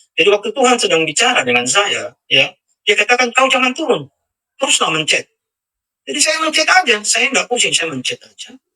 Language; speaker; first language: Indonesian; native; Indonesian